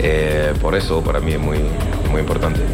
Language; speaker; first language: Spanish; non-native, learner; French